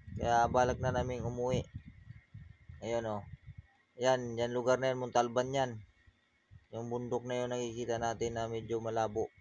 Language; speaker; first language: Filipino; native; Filipino